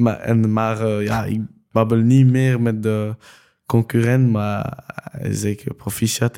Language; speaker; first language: Dutch; non-native, local second language; French